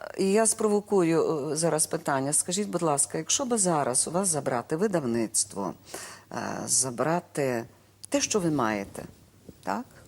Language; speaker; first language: Ukrainian; native; Ukrainian